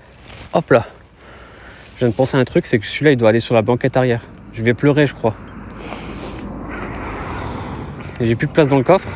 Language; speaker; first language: French; native; French